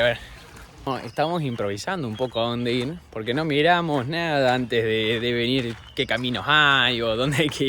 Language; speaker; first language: Spanish; native; Spanish